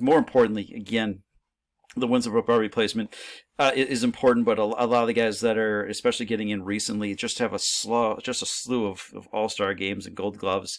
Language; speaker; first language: English; native; English